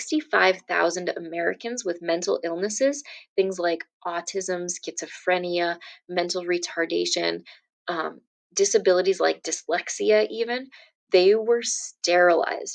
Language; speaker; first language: English; native; English